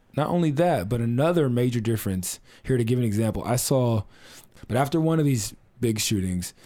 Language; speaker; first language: English; native; English